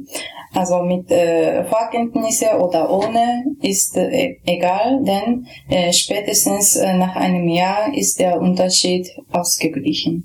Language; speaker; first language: German; non-native, fluent; Japanese